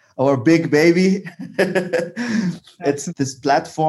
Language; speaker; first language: English; non-native, fluent; Arabic